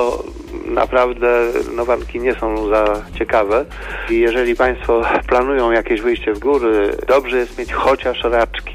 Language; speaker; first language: Polish; native; Polish